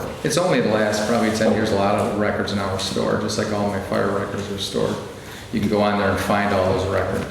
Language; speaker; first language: English; native; English